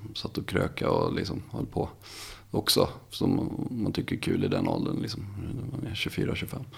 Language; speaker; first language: Swedish; native; Swedish